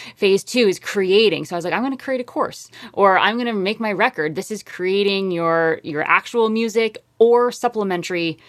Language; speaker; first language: English; native; English